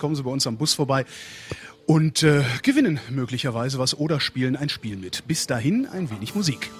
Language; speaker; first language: German; native; German